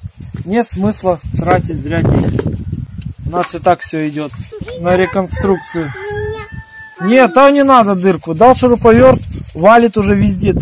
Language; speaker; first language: Russian; native; Russian